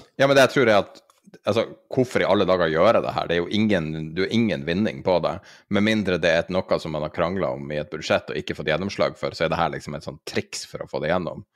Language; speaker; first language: Norwegian; native; Norwegian